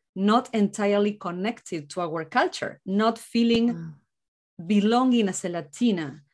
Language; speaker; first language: English; non-native, fluent; Spanish